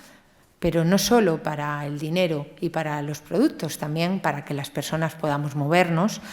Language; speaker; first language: Spanish; native; Spanish